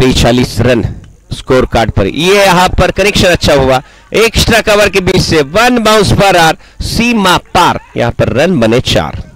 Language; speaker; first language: Hindi; non-native, local second language; Marathi